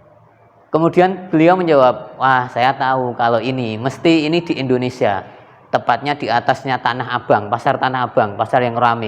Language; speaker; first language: Indonesian; native; Indonesian